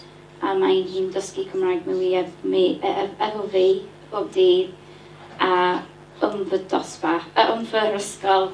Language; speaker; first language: Welsh; non-native, learner; English